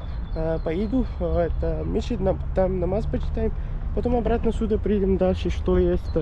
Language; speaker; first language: Russian; non-native, learner; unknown